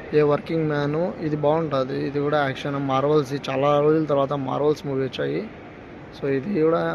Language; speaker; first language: Telugu; non-native, local second language; Urdu